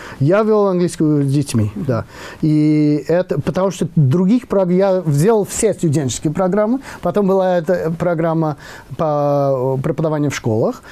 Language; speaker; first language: Russian; non-native, fluent; English